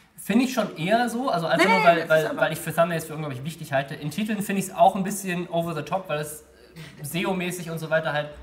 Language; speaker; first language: German; native; German